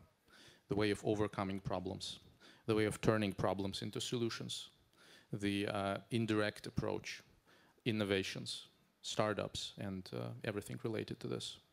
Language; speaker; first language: English; non-native, fluent; Azerbaijani